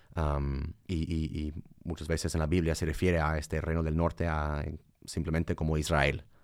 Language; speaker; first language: Spanish; non-native, fluent; English